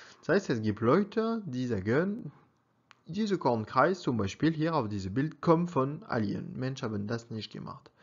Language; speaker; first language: German; non-native, learner; French